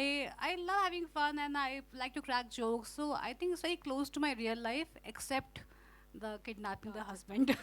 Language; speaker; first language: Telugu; non-native, learner; Hindi